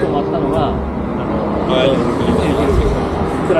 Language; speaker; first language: Japanese; native; Japanese